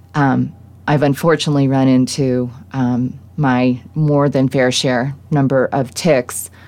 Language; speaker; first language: English; native; English